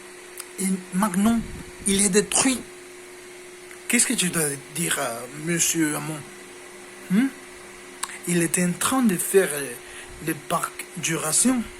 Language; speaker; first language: French; non-native, learner; Spanish